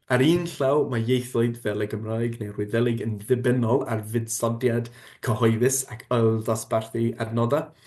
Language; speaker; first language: Welsh; non-native, fluent; English